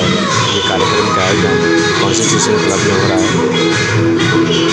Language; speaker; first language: Hindi; native; Hindi